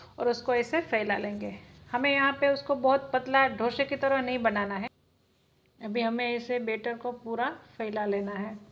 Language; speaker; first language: Hindi; non-native, local second language; Gujarati